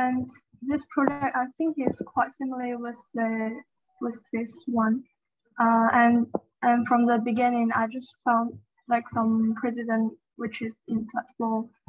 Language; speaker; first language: English; non-native, fluent; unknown